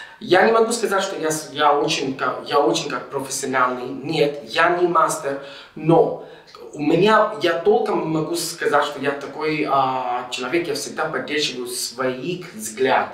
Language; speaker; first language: Russian; non-native, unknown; English